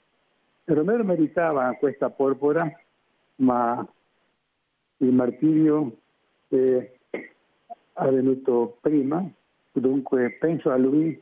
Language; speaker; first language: Italian; non-native, fluent; Spanish